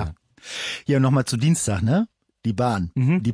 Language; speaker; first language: German; native; German